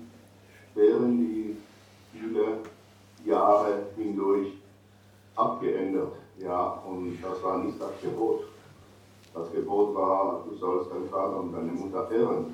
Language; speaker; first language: German; non-native, fluent; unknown